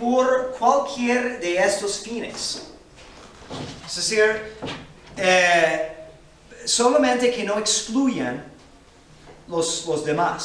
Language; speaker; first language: Spanish; non-native, fluent; English